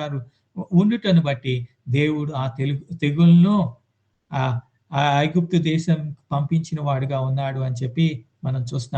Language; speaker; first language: Telugu; native; Telugu